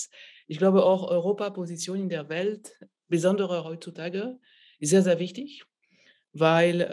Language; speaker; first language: German; non-native, fluent; French